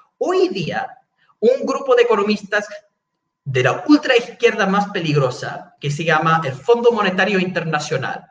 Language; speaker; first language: Spanish; non-native, fluent; English